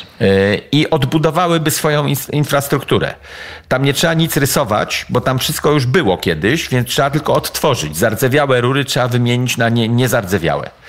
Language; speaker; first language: Polish; native; Polish